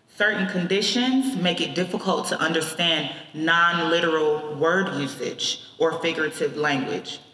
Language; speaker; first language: English; native; English